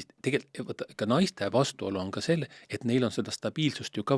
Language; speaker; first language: Estonian; native; Estonian